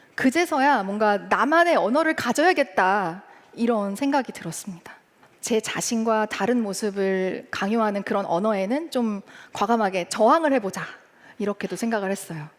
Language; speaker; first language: Korean; early bilingual, heritage; Korean